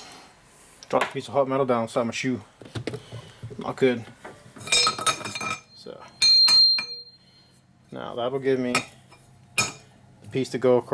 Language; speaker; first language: English; native; English